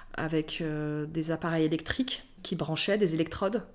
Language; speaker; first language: French; native; French